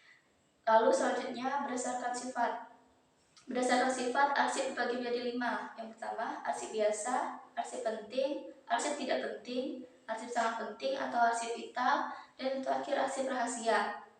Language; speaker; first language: Indonesian; native; Indonesian